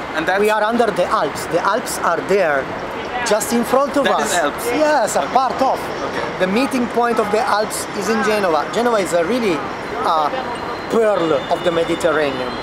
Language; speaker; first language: English; non-native, learner; Italian